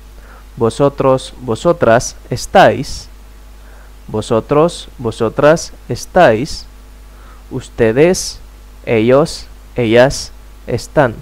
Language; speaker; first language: Spanish; non-native, fluent; Indonesian